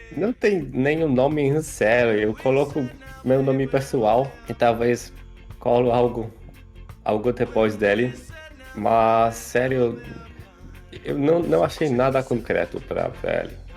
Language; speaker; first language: Portuguese; non-native, fluent; Polish